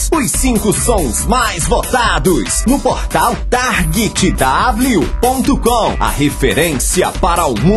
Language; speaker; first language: Portuguese; native; Portuguese